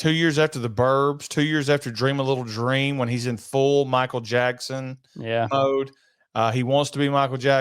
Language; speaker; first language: English; native; English